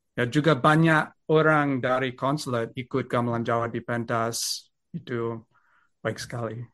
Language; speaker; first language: Indonesian; non-native, learner; English